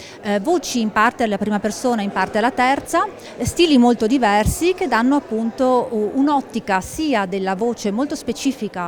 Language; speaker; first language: Italian; native; Italian